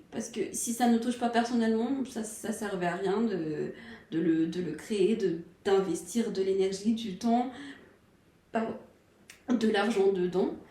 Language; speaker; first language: French; non-native, local second language; Malagasy